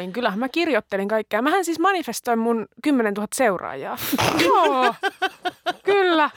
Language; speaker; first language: Finnish; native; Finnish